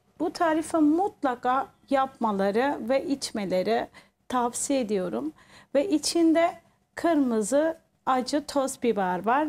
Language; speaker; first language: Turkish; non-native, fluent; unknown